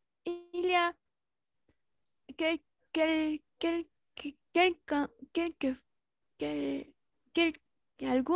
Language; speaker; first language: French; non-native, learner; Spanish